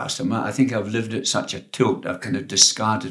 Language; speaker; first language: English; native; English